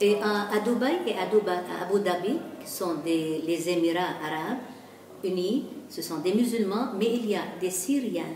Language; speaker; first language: French; non-native, local second language; Arabic